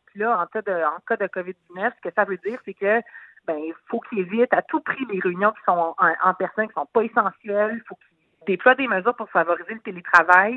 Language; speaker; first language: French; native; French